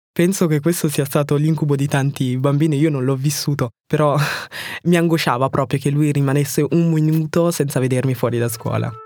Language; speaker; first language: Italian; early bilingual, other home language; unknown